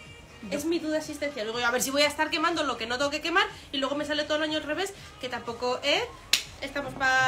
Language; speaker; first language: Spanish; native; Spanish